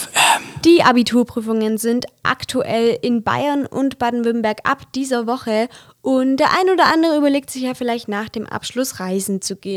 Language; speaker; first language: German; native; German